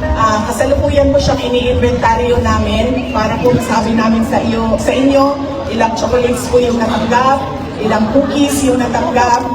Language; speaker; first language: Filipino; native; Filipino